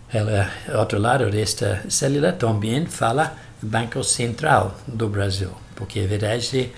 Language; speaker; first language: Portuguese; non-native, fluent; English